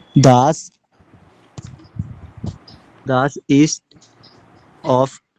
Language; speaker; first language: German; non-native, learner; Hindi